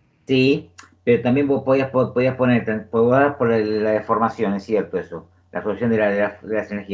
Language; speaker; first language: Spanish; native; Spanish